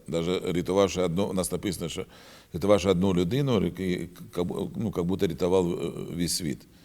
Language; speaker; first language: Ukrainian; non-native, learner; Russian